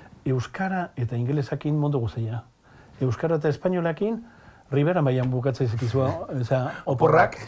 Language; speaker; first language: Basque; native; Basque